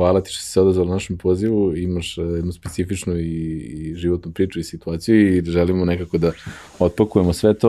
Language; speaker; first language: Serbian; native; Serbian